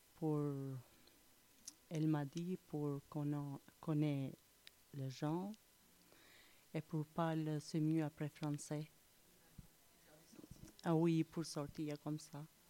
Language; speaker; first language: French; non-native, learner; Albanian